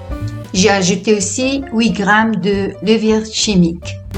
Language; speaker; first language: French; non-native, fluent; Italian